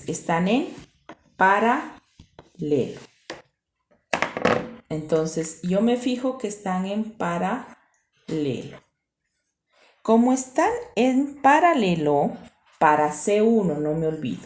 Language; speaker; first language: Spanish; native; Spanish